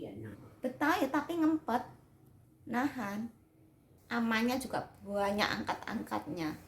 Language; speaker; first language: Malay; non-native, local second language; Javanese